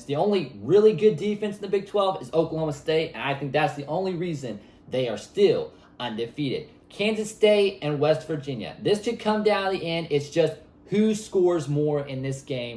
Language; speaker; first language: English; native; English